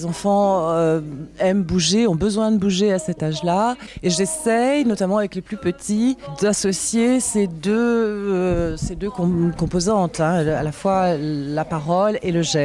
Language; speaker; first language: French; native; French